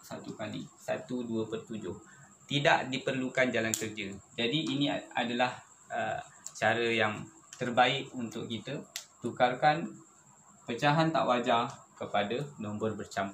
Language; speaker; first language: Malay; native; Malay